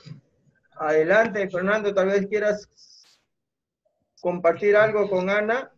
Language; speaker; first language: Spanish; native; Spanish